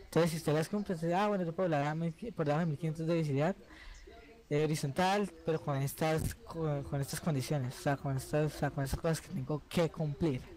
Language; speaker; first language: Spanish; native; Spanish